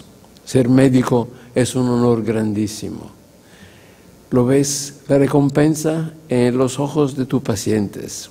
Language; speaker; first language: Spanish; non-native, fluent; Italian